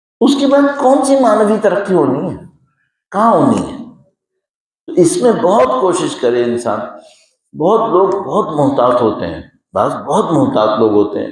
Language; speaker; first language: Urdu; native; Urdu